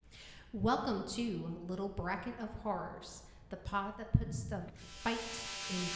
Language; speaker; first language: English; native; English